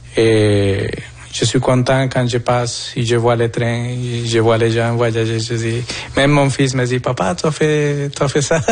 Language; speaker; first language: French; non-native, fluent; Spanish